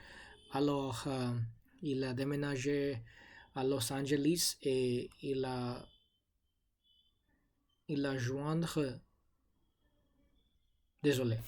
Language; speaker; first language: French; non-native, learner; English